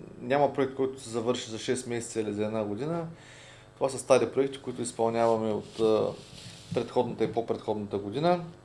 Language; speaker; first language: Bulgarian; native; Bulgarian